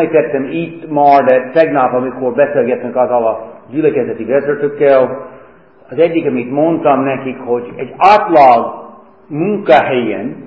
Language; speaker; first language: Hungarian; non-native, fluent; English